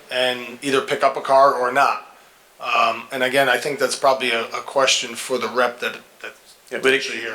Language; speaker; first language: English; native; English